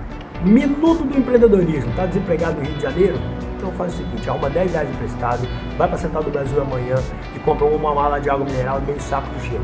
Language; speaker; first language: Portuguese; native; Portuguese